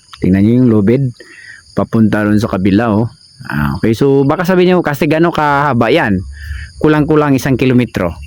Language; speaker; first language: Filipino; non-native, local second language; Cebuano